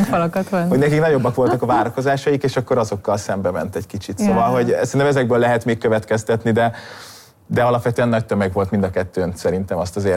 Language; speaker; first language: Hungarian; native; Hungarian